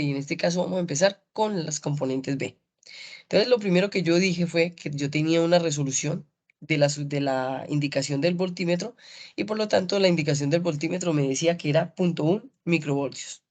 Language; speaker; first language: Spanish; native; Spanish